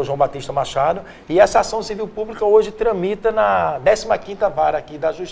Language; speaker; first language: Portuguese; native; Portuguese